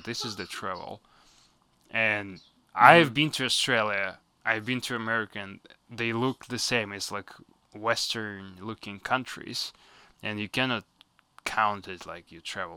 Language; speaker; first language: English; non-native, fluent; Russian